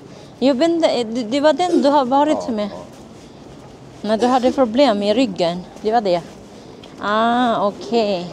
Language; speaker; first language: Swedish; non-native, learner; Filipino